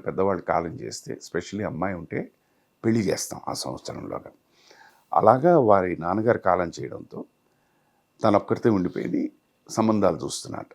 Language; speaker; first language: Telugu; native; Telugu